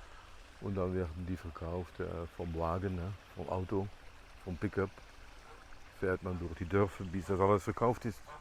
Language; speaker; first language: German; non-native, fluent; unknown